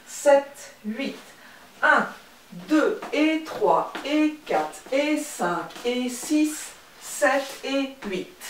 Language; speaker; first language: French; native; French